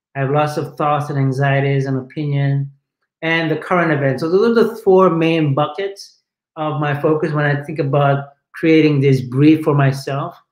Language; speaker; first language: English; non-native, fluent; Portuguese